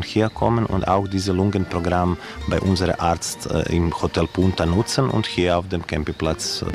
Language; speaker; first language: German; non-native, learner; Croatian